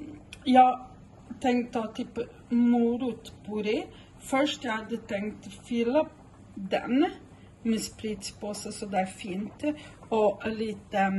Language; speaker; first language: Swedish; non-native, local second language; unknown